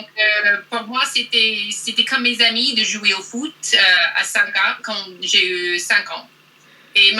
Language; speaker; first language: French; non-native, learner; English